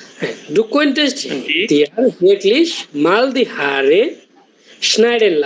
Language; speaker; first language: German; non-native, learner; Bangla